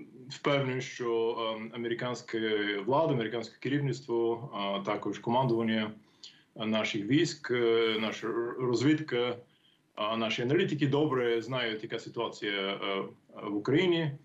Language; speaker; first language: Ukrainian; non-native, fluent; English